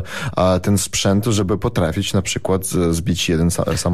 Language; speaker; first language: Polish; non-native, fluent; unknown